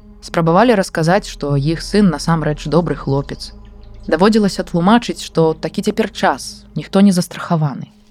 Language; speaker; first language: Belarusian; native; Belarusian